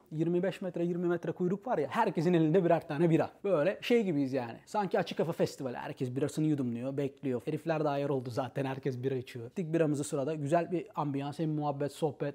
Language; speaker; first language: Turkish; native; Turkish